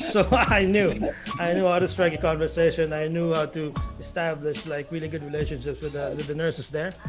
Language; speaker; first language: English; non-native, local second language; Cebuano